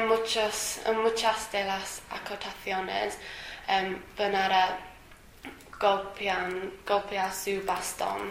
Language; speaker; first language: Spanish; non-native, learner; English